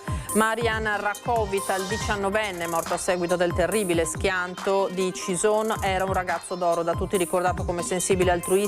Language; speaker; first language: Italian; native; Italian